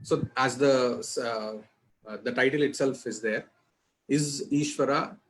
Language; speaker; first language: English; non-native, local second language; Telugu